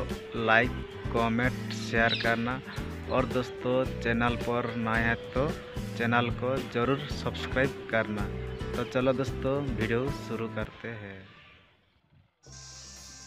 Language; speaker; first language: Hindi; non-native, local second language; Odia